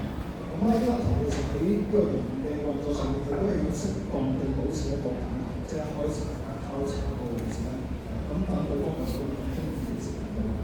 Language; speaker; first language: Cantonese; native; Cantonese